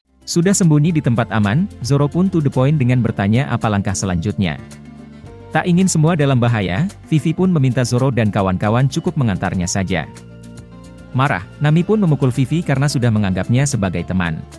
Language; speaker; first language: Indonesian; native; Indonesian